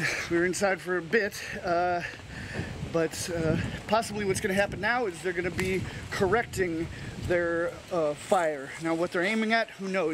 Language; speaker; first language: English; native; English